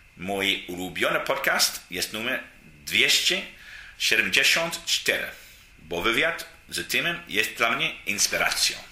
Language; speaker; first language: Polish; non-native, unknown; English